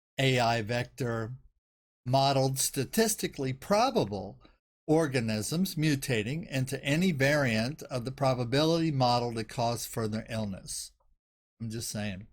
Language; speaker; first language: English; native; English